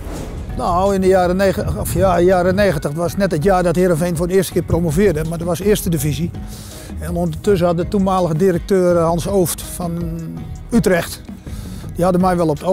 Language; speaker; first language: Dutch; native; Dutch